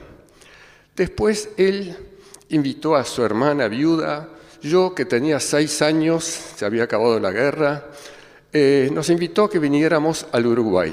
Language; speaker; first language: Spanish; early bilingual, other home language; German